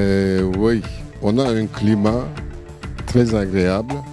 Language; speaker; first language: French; non-native, fluent; Turkish